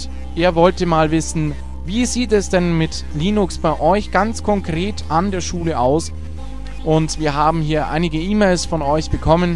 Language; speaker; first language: German; native; German